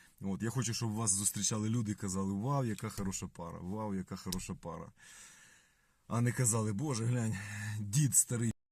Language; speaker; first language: Ukrainian; native; Ukrainian